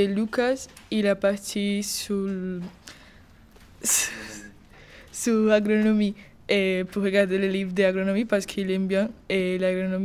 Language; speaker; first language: French; non-native, learner; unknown